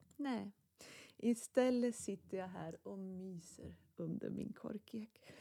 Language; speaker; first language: Swedish; native; Swedish